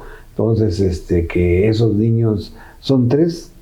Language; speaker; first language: Spanish; native; Spanish